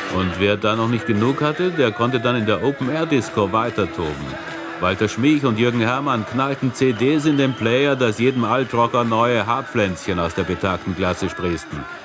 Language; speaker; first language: German; native; German